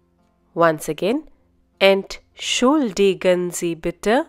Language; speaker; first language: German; non-native, fluent; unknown